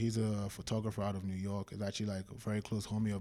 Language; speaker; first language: English; non-native, local second language; Yoruba